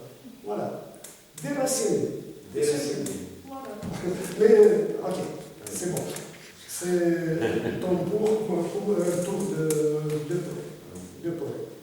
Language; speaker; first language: French; non-native, fluent; Russian